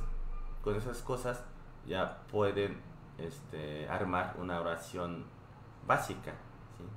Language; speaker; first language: Spanish; non-native, fluent; Korean